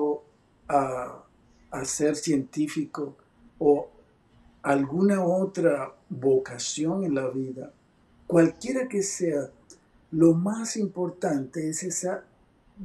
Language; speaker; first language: Spanish; native; Spanish